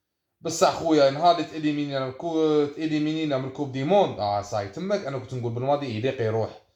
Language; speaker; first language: Arabic; native; Arabic